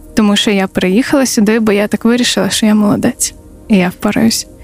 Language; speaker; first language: Ukrainian; native; Ukrainian